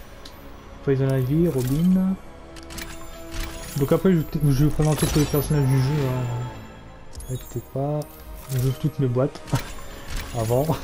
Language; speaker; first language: French; native; French